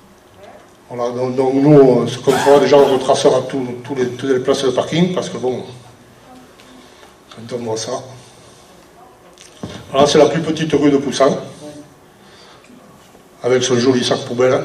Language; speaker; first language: French; native; French